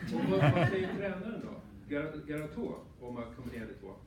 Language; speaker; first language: Swedish; native; Swedish